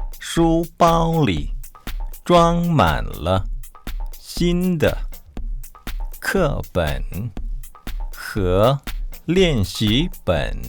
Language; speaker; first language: Chinese; non-native, fluent; Korean